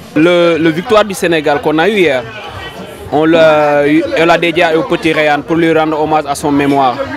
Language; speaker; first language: French; non-native, local second language; Wolof